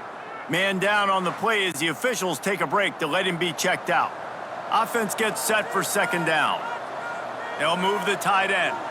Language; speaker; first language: English; native; English